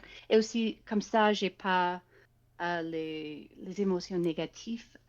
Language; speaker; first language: French; non-native, fluent; English